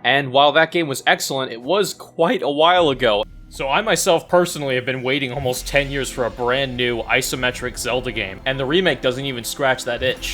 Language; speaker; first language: English; native; English